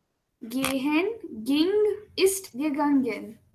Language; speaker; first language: German; non-native, fluent; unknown